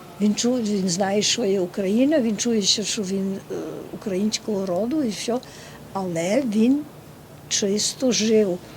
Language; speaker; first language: Ukrainian; early bilingual, heritage; Ukrainian